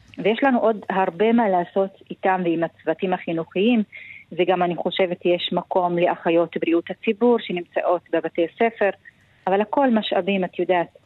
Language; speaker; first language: Hebrew; non-native, local second language; Arabic